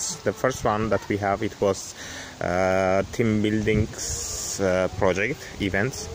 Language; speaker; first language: English; non-native, learner; Armenian